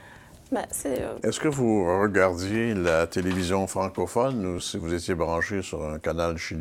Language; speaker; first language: French; native; French